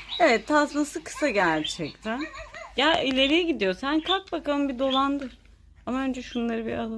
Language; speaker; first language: Turkish; native; Turkish